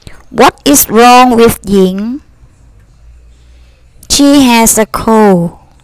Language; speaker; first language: English; non-native, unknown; Thai